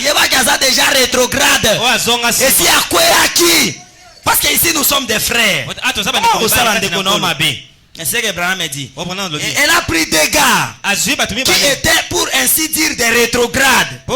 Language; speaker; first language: Haitian Creole; non-native, local second language; Lingala